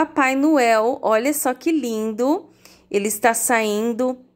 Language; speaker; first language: Portuguese; native; Portuguese